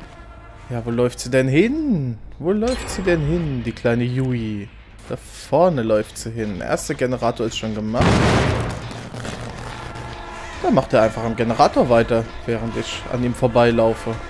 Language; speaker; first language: German; native; German